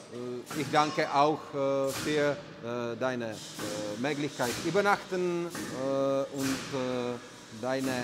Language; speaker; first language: German; non-native, learner; Czech